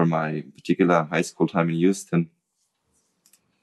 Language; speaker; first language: English; non-native, fluent; German